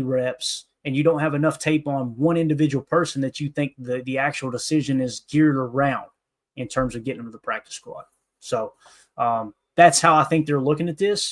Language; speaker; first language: English; native; English